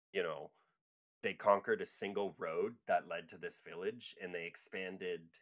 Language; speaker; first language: English; native; English